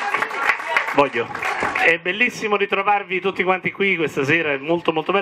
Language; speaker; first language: Italian; native; Italian